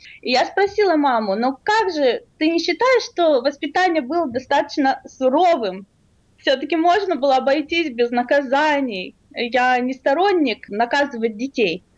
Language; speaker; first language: Russian; native; Russian